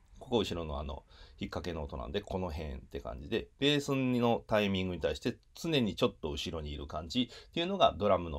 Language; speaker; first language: Japanese; native; Japanese